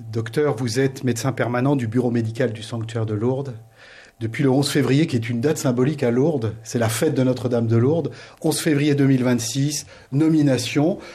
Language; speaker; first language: French; native; French